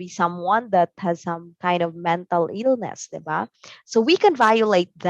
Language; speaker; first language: English; non-native, local second language; Cebuano